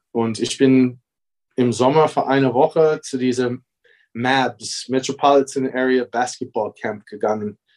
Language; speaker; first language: German; non-native, fluent; English